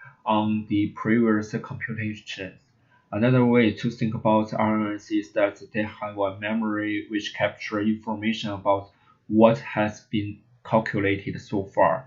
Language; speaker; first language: English; non-native, learner; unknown